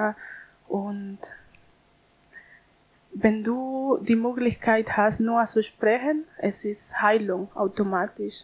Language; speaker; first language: German; non-native, learner; Spanish